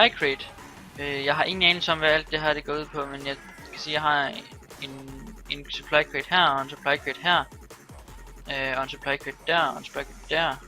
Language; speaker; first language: Danish; native; Danish